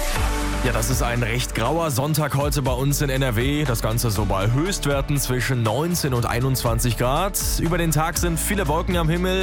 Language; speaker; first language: German; native; German